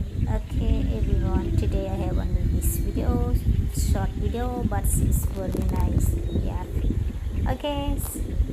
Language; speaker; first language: English; non-native, learner; Khmer